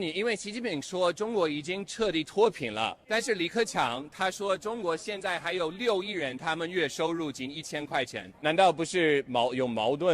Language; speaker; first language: Chinese; non-native, fluent; English